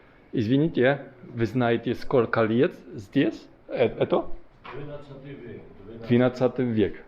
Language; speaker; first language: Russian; non-native, learner; Polish